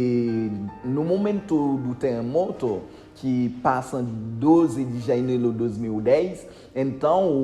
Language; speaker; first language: Portuguese; non-native, learner; Haitian Creole